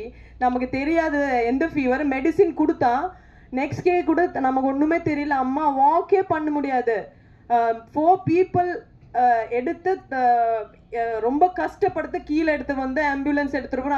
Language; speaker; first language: Tamil; non-native, fluent; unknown